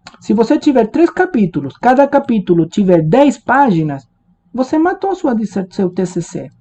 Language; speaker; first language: Portuguese; non-native, fluent; Spanish